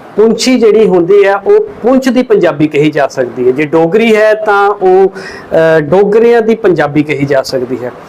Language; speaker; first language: Punjabi; native; Punjabi